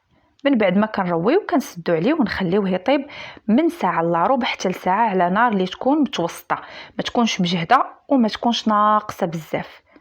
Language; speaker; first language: Arabic; native; Arabic